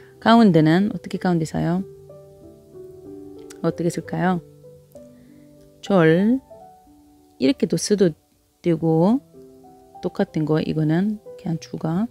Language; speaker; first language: Korean; non-native, learner; Arabic